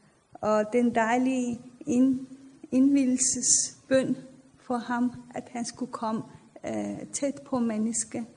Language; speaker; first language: Danish; non-native, fluent; Persian